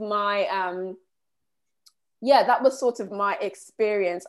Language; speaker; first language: English; native; English